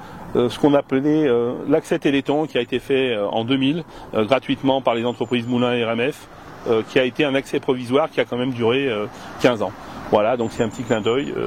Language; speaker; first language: French; native; French